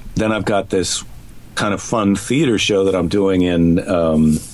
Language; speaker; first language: English; native; English